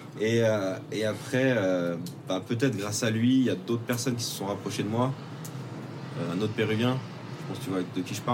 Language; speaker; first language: French; native; French